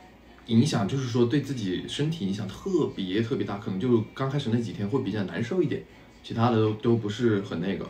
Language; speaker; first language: Chinese; native; Chinese